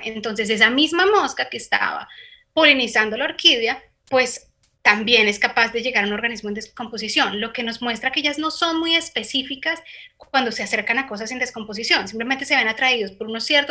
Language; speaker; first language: Spanish; native; Spanish